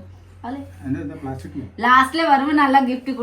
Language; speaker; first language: Malayalam; non-native, learner; Nepali